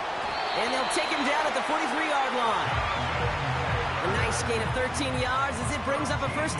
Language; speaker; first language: English; native; English